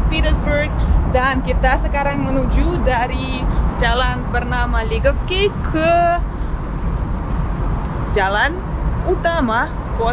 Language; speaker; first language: Indonesian; non-native, fluent; Russian